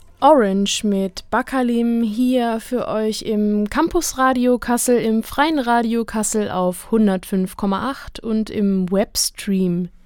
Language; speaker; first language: German; native; German